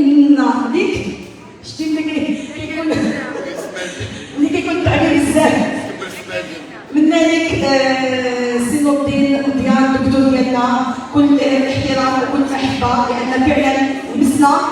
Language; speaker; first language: Arabic; native; Arabic